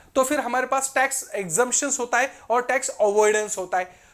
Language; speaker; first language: Hindi; non-native, local second language; Marathi